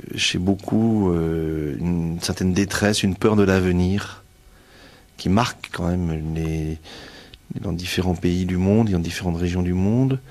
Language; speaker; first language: French; native; French